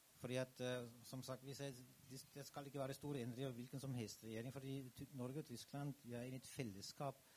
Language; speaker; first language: Norwegian; non-native, fluent; German